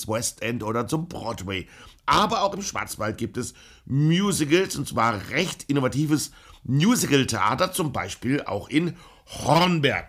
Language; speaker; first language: German; native; German